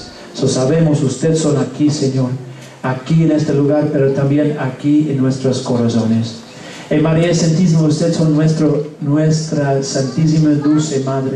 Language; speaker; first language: Spanish; non-native, learner; English